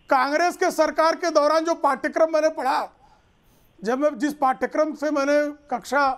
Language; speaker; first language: Hindi; native; Hindi